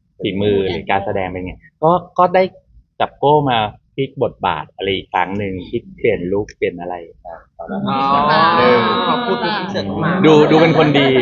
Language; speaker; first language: Thai; native; Thai